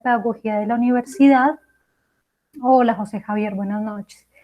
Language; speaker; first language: Spanish; native; Spanish